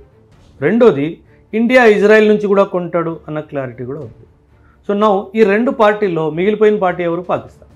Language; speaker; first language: Telugu; non-native, local second language; Punjabi